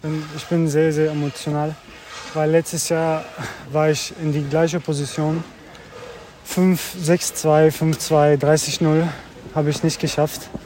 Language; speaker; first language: German; non-native, learner; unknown